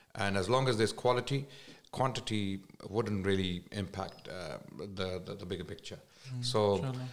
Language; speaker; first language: English; non-native, local second language; Urdu